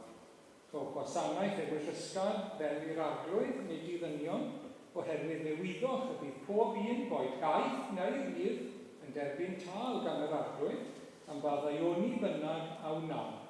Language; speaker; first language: Welsh; native; Welsh